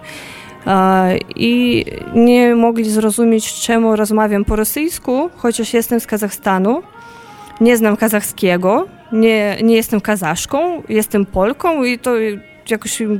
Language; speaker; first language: Polish; non-native, fluent; Russian